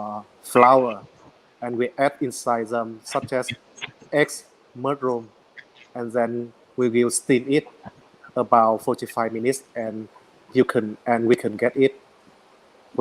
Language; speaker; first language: English; non-native, learner; Vietnamese